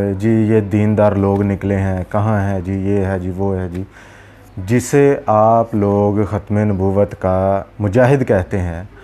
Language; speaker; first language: Urdu; non-native, local second language; Punjabi